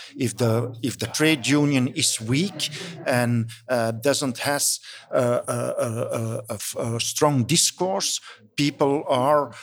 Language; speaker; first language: English; non-native, fluent; Dutch